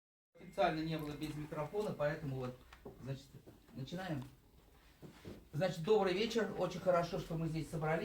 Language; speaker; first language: Russian; native; Russian